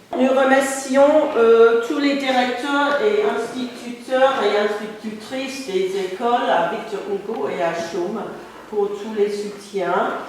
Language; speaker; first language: French; non-native, fluent; English